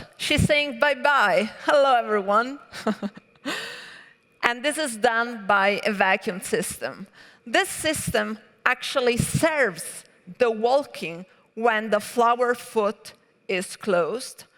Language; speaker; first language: English; non-native, fluent; Italian